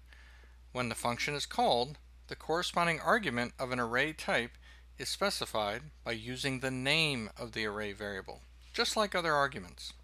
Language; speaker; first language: English; native; English